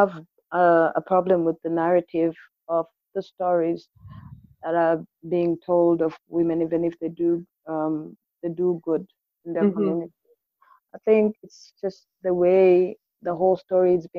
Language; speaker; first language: English; non-native, local second language; Swahili